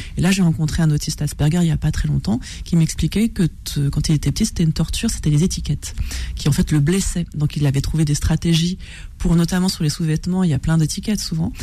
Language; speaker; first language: French; native; French